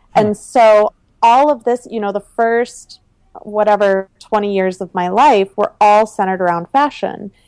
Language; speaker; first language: English; native; English